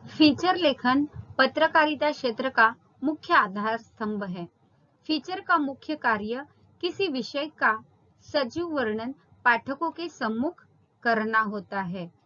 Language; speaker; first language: Hindi; non-native, local second language; Marathi